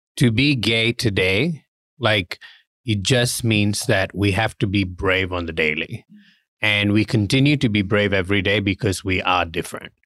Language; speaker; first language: English; non-native, local second language; Tamil